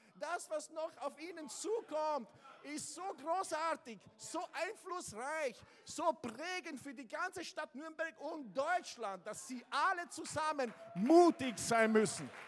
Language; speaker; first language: German; non-native, fluent; Italian